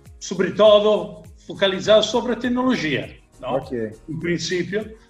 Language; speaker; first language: Portuguese; non-native, learner; Italian